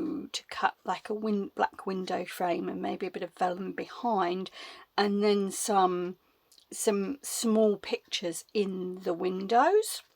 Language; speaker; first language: English; native; English